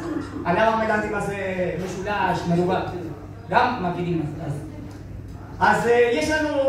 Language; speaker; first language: Hebrew; non-native, fluent; Spanish